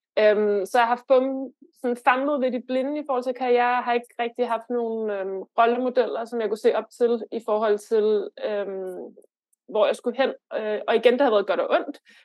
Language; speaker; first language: Danish; early bilingual, other home language; Lithuanian